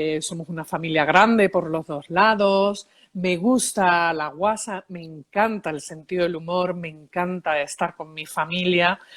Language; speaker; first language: Spanish; early bilingual, heritage; Spanish